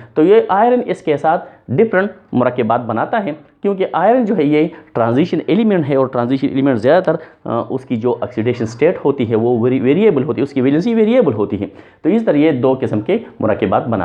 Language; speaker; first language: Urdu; non-native, local second language; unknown